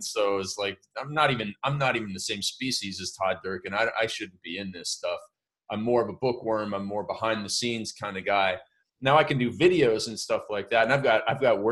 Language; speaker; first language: English; native; English